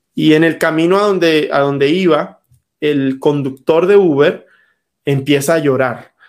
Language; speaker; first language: Spanish; native; Spanish